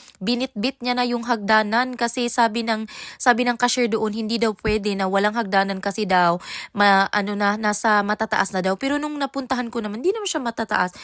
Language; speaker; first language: Filipino; non-native, local second language; Cebuano